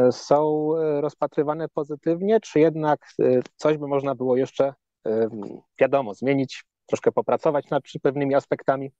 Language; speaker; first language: Polish; native; Polish